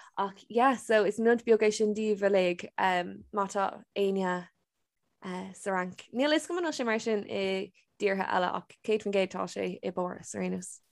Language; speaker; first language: Irish; non-native, local second language; English